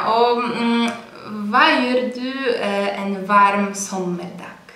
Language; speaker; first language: Norwegian; non-native, fluent; Polish